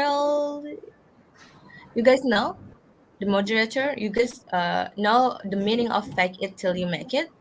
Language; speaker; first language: English; non-native, learner; Indonesian